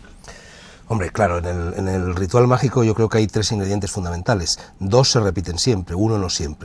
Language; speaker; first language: Spanish; native; Spanish